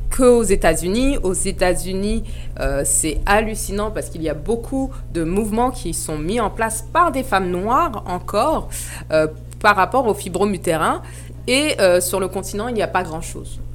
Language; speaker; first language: French; native; French